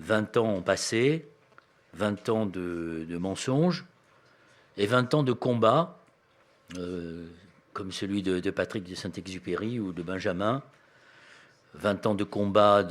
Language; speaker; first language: French; native; French